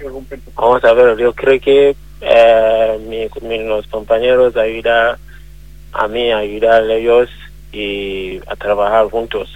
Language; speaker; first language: Spanish; non-native, learner; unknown